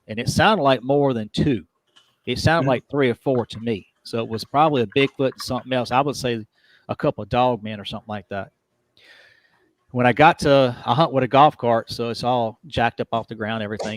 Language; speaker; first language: English; native; English